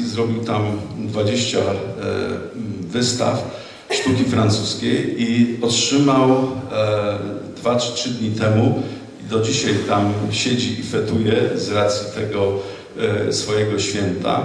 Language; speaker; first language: Polish; native; Polish